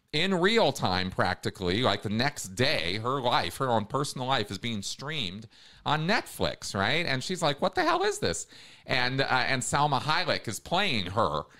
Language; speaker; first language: English; native; English